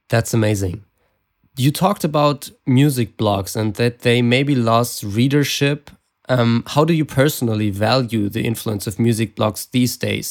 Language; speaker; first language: English; non-native, fluent; German